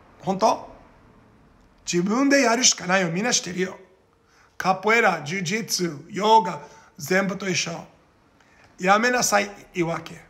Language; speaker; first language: Japanese; non-native, learner; Portuguese